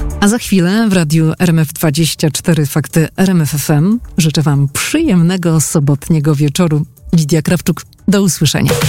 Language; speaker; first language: Polish; native; Polish